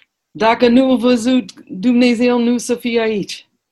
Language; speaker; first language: Romanian; non-native, learner; English